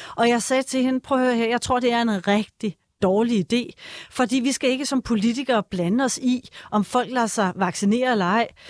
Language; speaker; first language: Danish; native; Danish